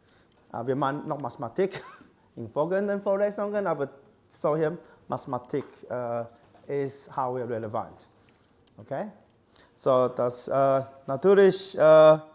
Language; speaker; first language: German; non-native, fluent; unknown